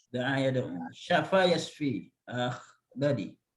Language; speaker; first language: Arabic; non-native, fluent; Indonesian